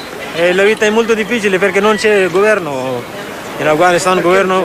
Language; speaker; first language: Italian; non-native, learner; Persian